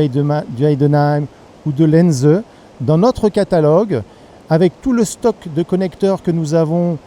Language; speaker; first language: French; native; French